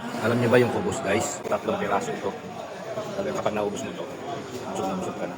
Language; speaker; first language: Filipino; non-native, local second language; Pampanga